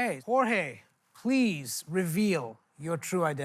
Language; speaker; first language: English; native; English